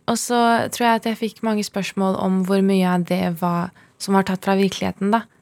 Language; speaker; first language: Norwegian; early bilingual, other home language; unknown